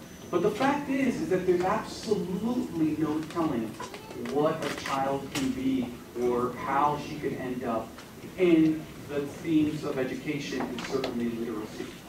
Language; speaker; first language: English; early bilingual, other home language; Spanish